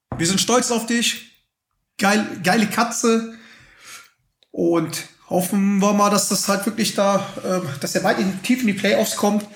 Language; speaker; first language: German; native; German